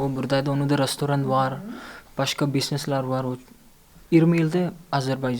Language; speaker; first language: Azerbaijani; non-native, learner; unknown